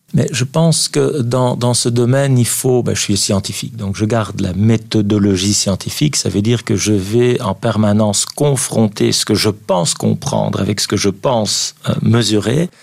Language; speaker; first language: French; native; French